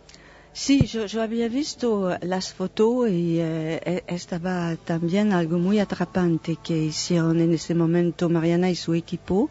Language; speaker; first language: Spanish; non-native, fluent; French